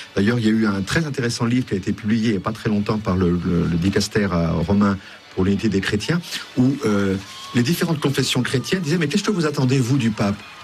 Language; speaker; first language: French; native; French